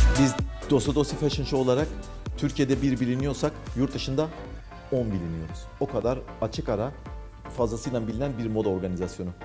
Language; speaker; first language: Turkish; native; Turkish